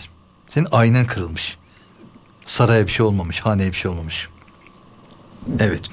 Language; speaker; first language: Turkish; native; Turkish